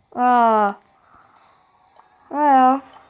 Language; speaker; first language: French; native; French